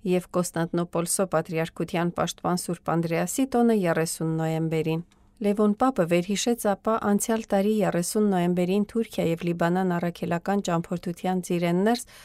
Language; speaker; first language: Armenian; native; Armenian